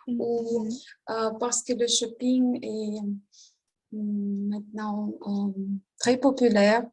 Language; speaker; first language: French; non-native, learner; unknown